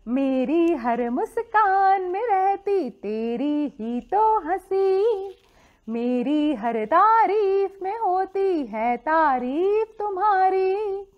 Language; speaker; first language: Hindi; native; Hindi